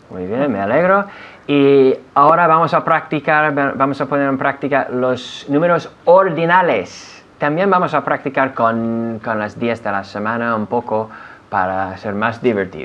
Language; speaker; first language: Spanish; non-native, fluent; English